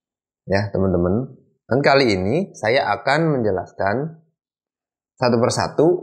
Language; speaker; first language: Indonesian; native; Indonesian